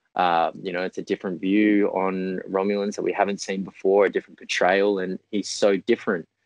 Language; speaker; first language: English; native; English